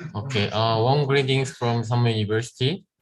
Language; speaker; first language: English; non-native, learner; Korean